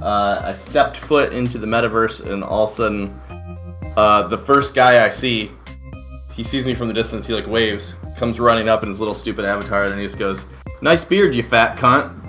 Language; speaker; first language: English; native; English